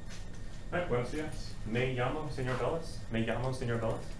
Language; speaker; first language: Spanish; non-native, fluent; English